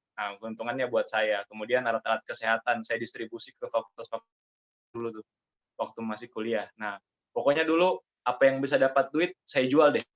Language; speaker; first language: Indonesian; native; Indonesian